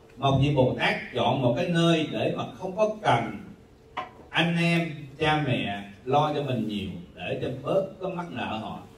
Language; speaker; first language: Vietnamese; native; Vietnamese